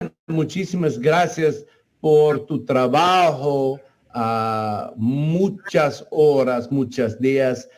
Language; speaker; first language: Spanish; non-native, learner; English